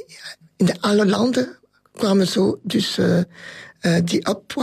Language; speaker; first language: Dutch; non-native, local second language; French